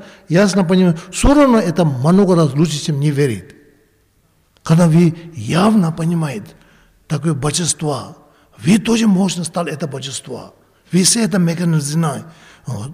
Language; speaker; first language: Russian; non-native, learner; Tibetan